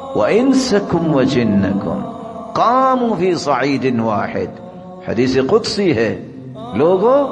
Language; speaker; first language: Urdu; non-native, local second language; Punjabi